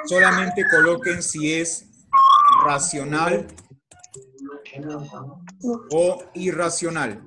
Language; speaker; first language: Spanish; native; Spanish